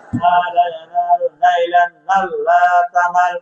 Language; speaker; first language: Arabic; non-native, fluent; Bangla